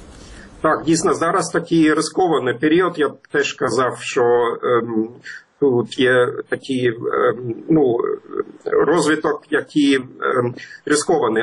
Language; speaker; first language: Ukrainian; non-native, fluent; German